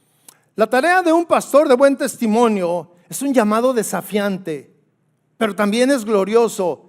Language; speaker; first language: Spanish; native; Spanish